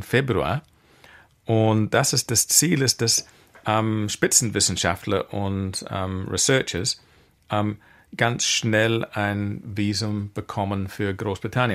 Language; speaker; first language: German; non-native, fluent; English